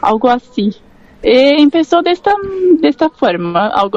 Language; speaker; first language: Spanish; non-native, learner; Portuguese